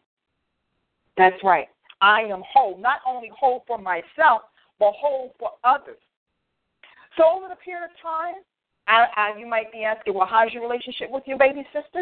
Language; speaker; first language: English; native; English